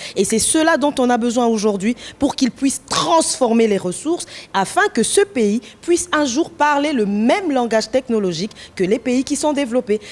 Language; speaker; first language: French; non-native, local second language; Lingala